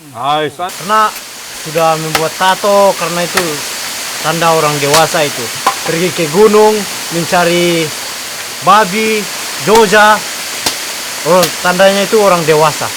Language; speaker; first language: Indonesian; non-native, local second language; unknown